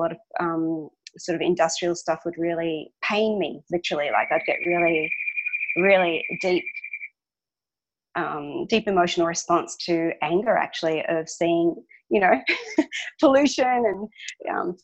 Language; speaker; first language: English; non-native, local second language; Hungarian